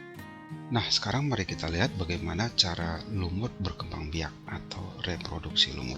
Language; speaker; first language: Indonesian; native; Indonesian